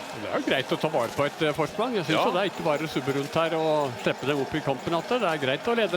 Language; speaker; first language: Norwegian; native; Norwegian